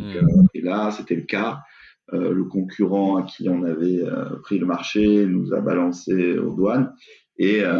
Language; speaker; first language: French; native; French